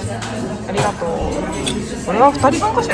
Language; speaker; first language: Japanese; native; Japanese